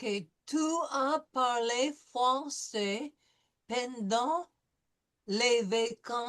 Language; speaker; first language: French; non-native, fluent; English